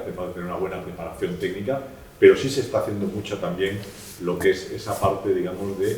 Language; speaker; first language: Spanish; native; Spanish